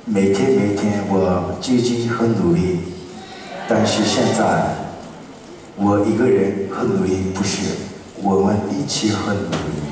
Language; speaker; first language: Chinese; non-native, learner; Korean